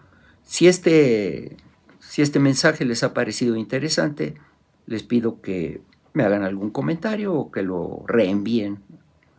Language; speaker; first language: Spanish; native; Spanish